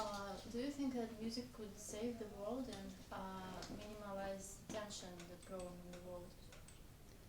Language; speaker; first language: English; non-native, fluent; Russian